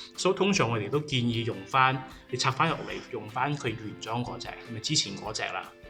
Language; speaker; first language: Cantonese; native; Cantonese